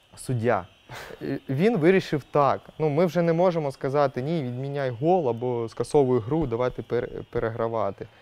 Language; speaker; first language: Ukrainian; native; Ukrainian